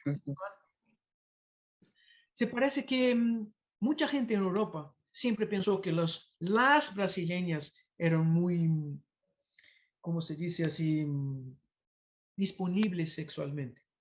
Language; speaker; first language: Spanish; non-native, fluent; Portuguese